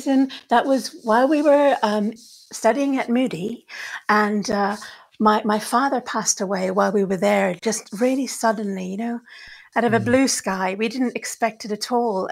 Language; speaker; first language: English; native; English